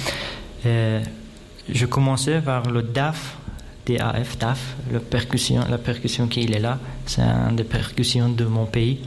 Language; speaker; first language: French; non-native, fluent; Persian